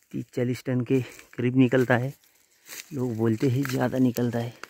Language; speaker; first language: Hindi; non-native, local second language; Marathi